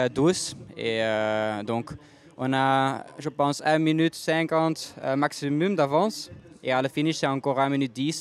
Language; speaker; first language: French; non-native, local second language; Dutch